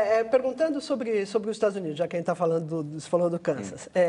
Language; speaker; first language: Portuguese; native; Portuguese